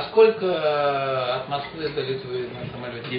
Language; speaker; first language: Japanese; non-native, learner; Russian